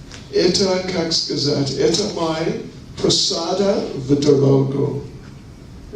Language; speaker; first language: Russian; non-native, learner; English